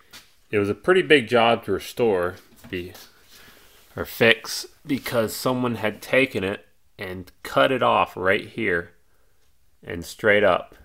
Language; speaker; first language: English; native; English